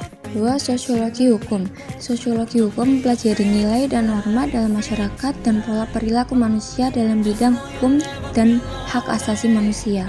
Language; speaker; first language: Indonesian; native; Indonesian